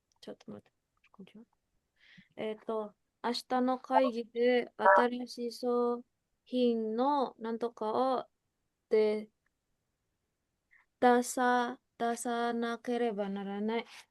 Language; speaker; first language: Japanese; non-native, learner; Indonesian